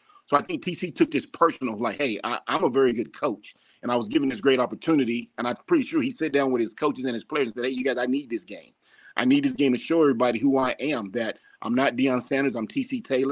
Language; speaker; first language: English; native; English